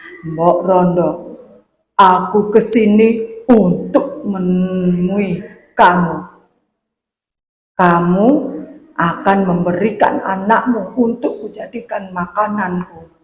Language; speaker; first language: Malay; non-native, local second language; Javanese